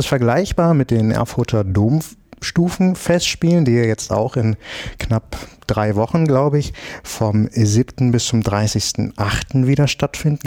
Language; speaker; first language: German; native; German